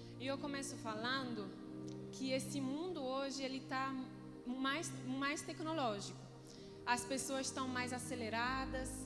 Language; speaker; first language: Portuguese; non-native, fluent; Italian